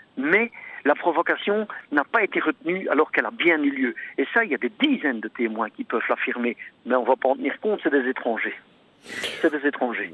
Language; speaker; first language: French; non-native, local second language; Dutch